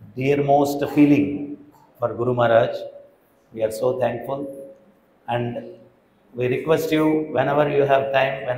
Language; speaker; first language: English; non-native, local second language; Telugu